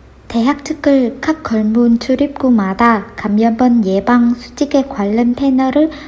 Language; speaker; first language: Korean; non-native, learner; Vietnamese